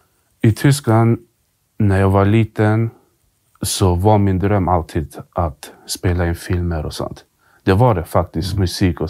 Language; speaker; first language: Swedish; early bilingual, other home language; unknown